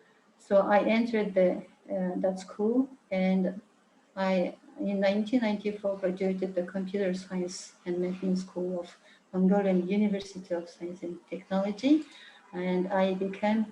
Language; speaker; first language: English; non-native, learner; Mongolian